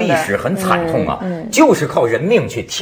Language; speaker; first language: Chinese; native; Chinese